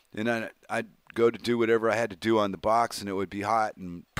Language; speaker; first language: English; native; English